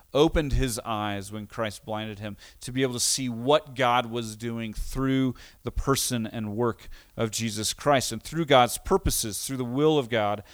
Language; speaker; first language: English; native; English